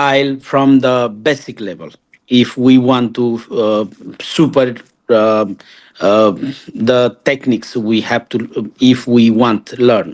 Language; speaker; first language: English; non-native, learner; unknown